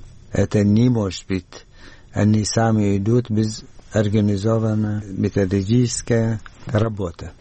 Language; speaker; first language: Russian; non-native, learner; Arabic